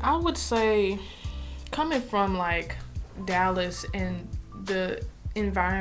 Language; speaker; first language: English; native; English